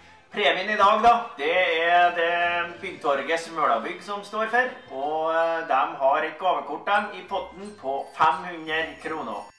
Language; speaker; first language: Norwegian; native; Norwegian